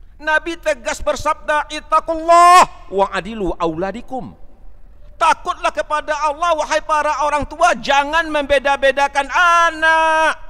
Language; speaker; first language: Malay; non-native, local second language; Achinese